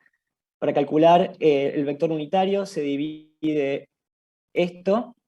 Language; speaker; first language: Spanish; native; Spanish